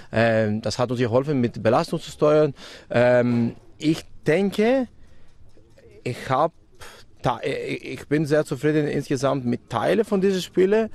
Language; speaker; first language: German; non-native, fluent; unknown